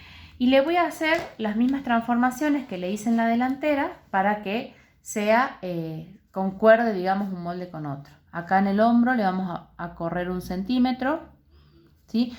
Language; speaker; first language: Spanish; native; Spanish